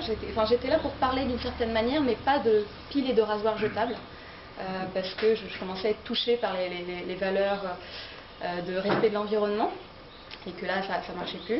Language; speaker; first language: French; native; French